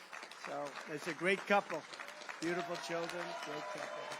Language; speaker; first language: English; native; English